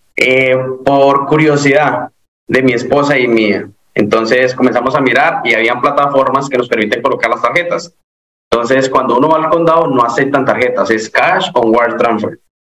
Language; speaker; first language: Spanish; native; Spanish